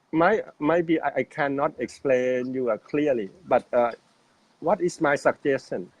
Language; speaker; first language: English; non-native, fluent; Thai